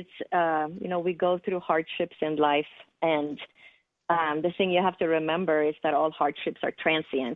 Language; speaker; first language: English; non-native, fluent; Swedish